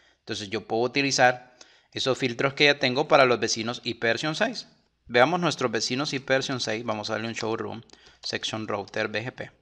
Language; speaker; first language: Spanish; native; Spanish